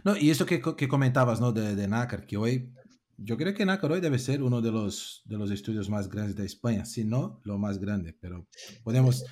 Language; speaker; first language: Spanish; non-native, fluent; Portuguese